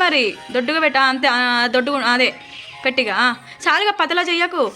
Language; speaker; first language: Telugu; native; Telugu